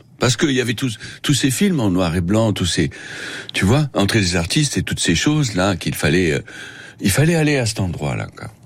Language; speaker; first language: French; non-native, local second language; Spanish